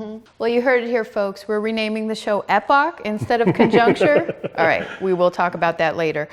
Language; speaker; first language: English; native; English